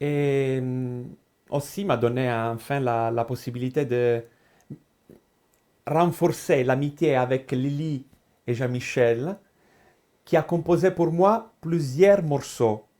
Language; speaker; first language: French; non-native, fluent; Italian